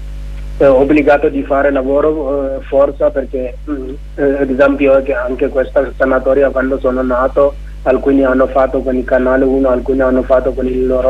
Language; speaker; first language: Italian; non-native, learner; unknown